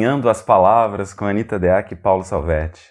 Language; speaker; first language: Portuguese; native; Portuguese